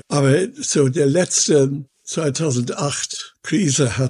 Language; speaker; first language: German; non-native, fluent; English